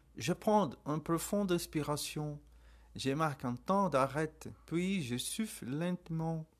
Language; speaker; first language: French; non-native, learner; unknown